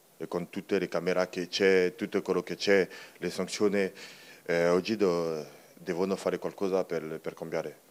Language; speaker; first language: Italian; non-native, learner; French